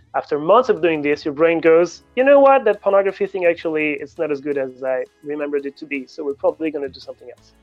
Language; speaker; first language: English; non-native, fluent; French